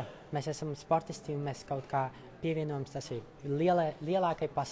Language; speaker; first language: Latvian; non-native, local second language; Russian